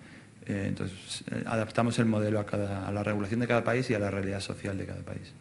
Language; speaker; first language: Spanish; native; Spanish